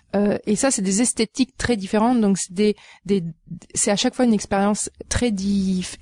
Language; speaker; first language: French; native; French